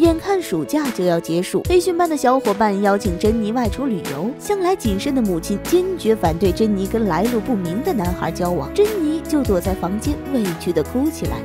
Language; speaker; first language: Chinese; native; Chinese